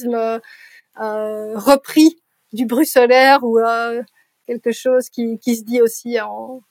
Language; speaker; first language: French; native; French